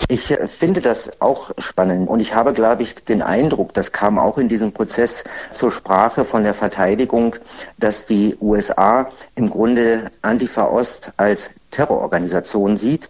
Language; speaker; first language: German; native; German